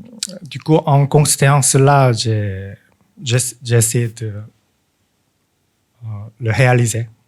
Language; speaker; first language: French; non-native, fluent; Korean